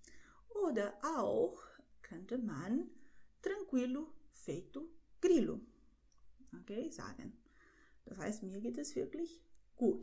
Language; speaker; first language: German; non-native, fluent; Portuguese